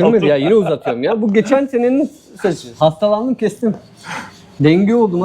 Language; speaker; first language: Turkish; native; Turkish